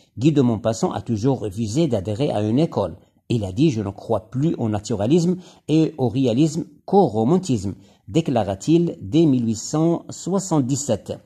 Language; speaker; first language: French; non-native, local second language; Arabic